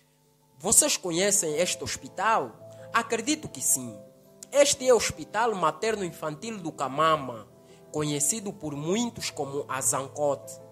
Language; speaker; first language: Portuguese; native; Portuguese